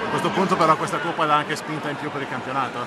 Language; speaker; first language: Italian; native; Italian